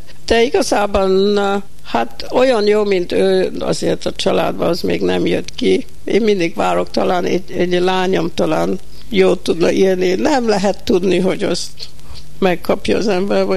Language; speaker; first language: Hungarian; early bilingual, heritage; Hungarian